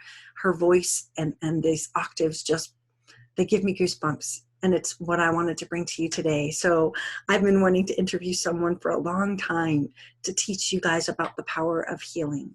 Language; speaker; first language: English; native; English